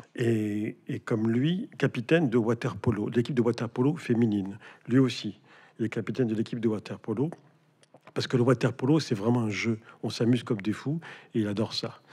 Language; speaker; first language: French; native; French